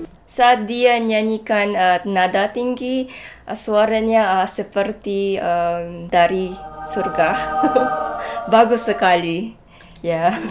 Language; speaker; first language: Indonesian; non-native, learner; Japanese